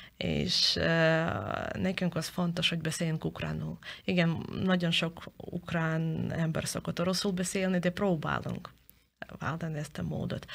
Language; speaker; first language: Hungarian; non-native, fluent; Ukrainian